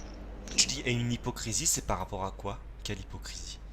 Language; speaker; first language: French; native; French